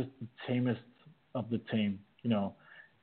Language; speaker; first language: English; non-native, fluent; Danish